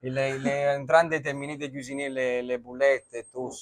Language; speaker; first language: French; non-native, learner; Italian